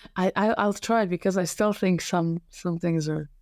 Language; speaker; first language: English; non-native, fluent; Serbian